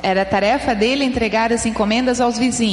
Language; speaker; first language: Portuguese; native; Portuguese